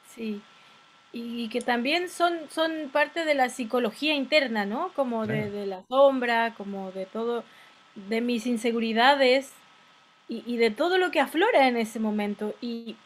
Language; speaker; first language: Spanish; native; Spanish